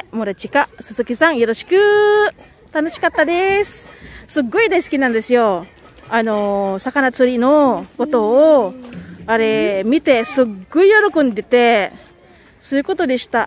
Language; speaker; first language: Japanese; non-native, learner; Filipino